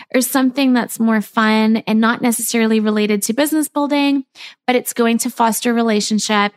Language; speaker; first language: English; native; English